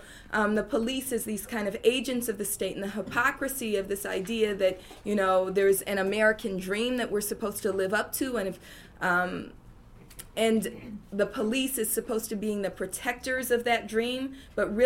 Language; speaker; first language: English; native; English